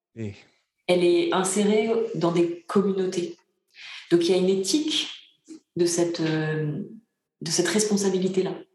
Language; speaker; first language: French; early bilingual, other home language; Bulgarian